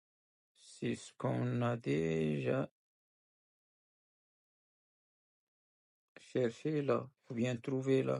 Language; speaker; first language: French; non-native, local second language; Arabic